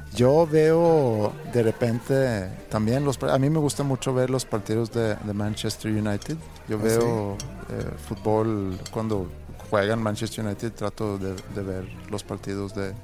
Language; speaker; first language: Spanish; non-native, fluent; Swedish